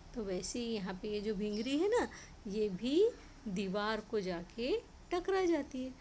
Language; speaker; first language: Hindi; non-native, local second language; Marathi